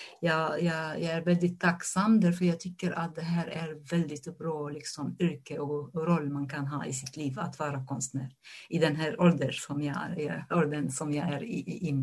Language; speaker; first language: Swedish; non-native, fluent; Arabic